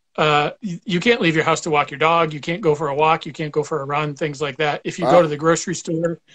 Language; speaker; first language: English; native; English